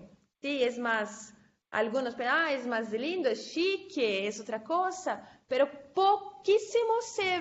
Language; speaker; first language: Spanish; non-native, fluent; Portuguese